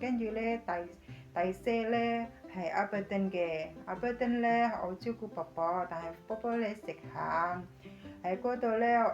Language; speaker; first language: Cantonese; non-native, learner; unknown